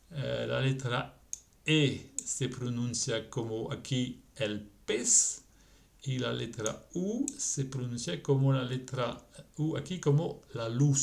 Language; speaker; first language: Spanish; non-native, fluent; French